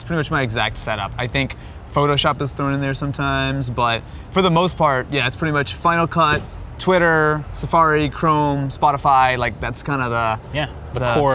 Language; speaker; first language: English; native; English